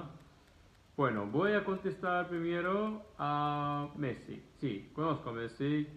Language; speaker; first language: Spanish; non-native, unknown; Arabic